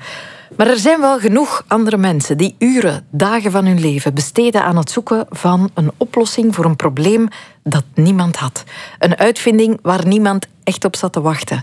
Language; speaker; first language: Dutch; native; Dutch